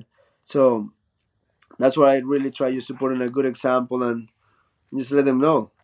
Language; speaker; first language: English; non-native, fluent; Spanish